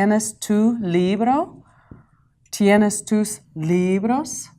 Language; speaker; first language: Spanish; non-native, fluent; English